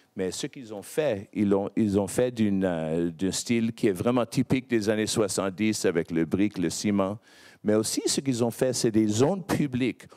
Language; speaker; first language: French; non-native, local second language; English